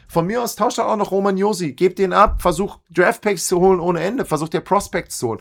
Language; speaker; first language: German; native; German